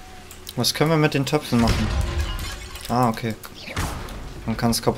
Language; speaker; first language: German; native; German